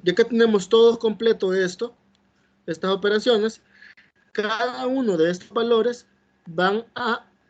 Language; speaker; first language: Spanish; native; Spanish